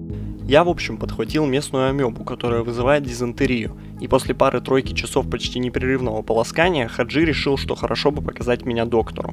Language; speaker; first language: Russian; native; Russian